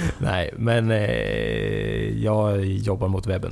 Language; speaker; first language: Swedish; native; Swedish